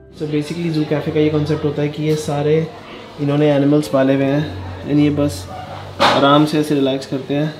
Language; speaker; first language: Hindi; native; Hindi